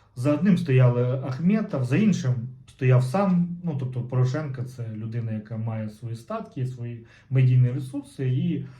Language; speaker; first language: Ukrainian; non-native, local second language; Russian